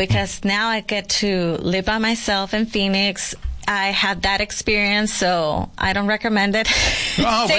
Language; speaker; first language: English; non-native, fluent; Spanish